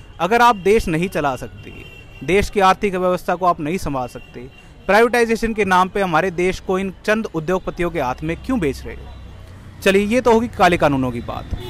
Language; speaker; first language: Hindi; native; Hindi